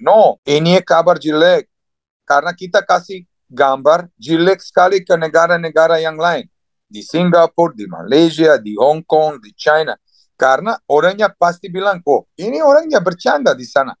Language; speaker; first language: Indonesian; non-native, fluent; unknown